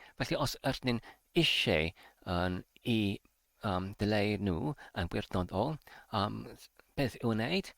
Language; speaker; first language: Welsh; non-native, learner; English